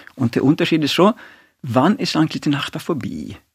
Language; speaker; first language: German; non-native, fluent; Swedish